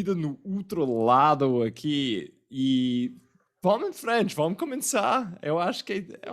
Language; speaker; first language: Portuguese; non-native, fluent; English